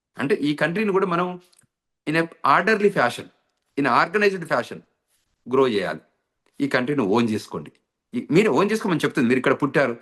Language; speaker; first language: Telugu; native; Telugu